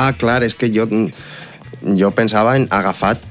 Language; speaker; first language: Catalan; non-native, learner; Spanish